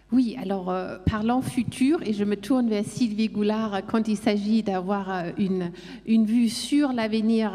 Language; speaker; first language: French; non-native, fluent; German